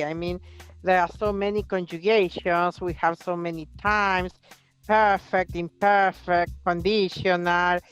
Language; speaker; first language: English; non-native, fluent; Spanish